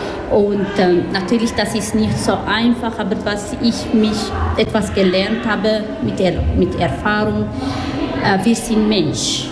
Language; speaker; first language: German; non-native, learner; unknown